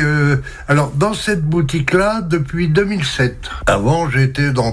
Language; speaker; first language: French; native; French